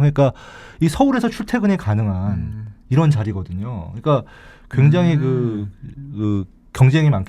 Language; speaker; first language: Korean; native; Korean